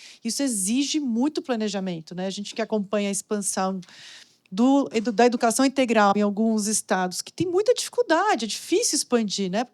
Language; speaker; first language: Portuguese; native; Portuguese